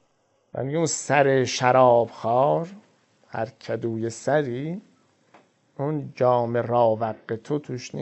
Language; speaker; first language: Persian; native; Persian